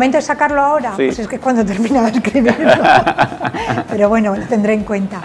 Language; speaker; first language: Spanish; native; Spanish